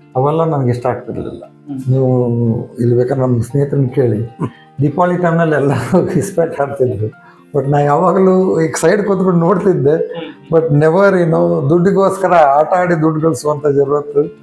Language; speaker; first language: Kannada; native; Kannada